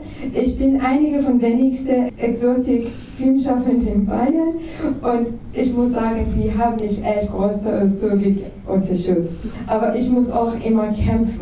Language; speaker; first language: German; non-native, fluent; Persian